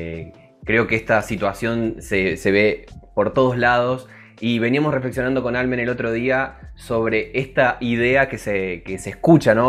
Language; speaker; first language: Spanish; native; Spanish